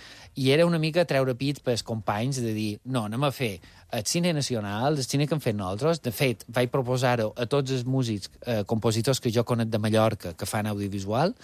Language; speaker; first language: Catalan; native; Catalan